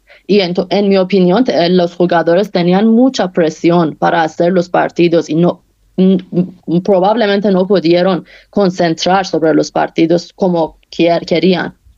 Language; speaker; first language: Spanish; non-native, learner; Persian